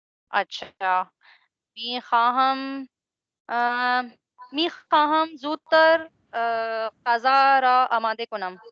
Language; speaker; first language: Persian; non-native, learner; Urdu